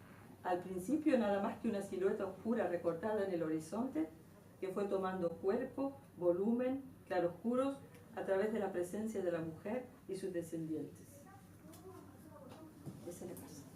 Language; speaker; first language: Spanish; native; Spanish